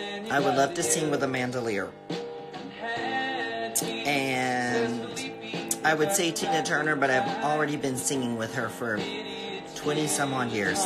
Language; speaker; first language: English; early bilingual, other home language; Spanish